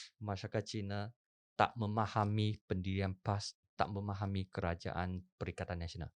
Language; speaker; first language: Malay; non-native, local second language; Chinese